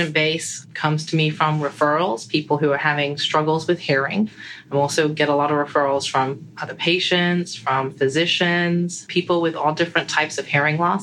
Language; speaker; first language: English; native; English